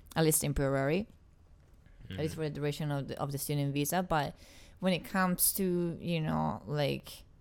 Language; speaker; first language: English; non-native, fluent; Italian